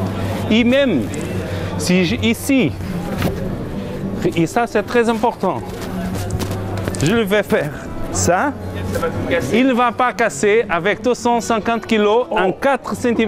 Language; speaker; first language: French; non-native, learner; Portuguese